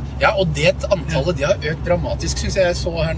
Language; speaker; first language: Norwegian; native; Norwegian